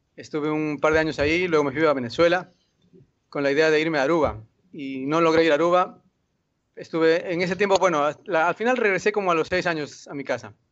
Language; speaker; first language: Spanish; native; Spanish